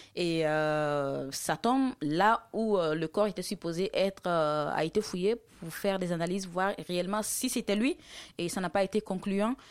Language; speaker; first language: French; non-native, local second language; Dyula